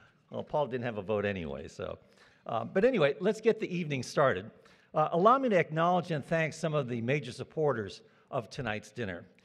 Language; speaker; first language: English; native; English